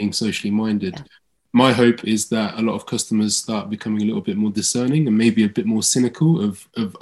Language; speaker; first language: English; native; English